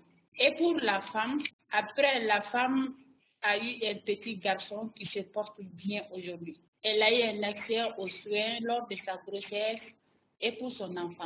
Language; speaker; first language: French; non-native, local second language; Bambara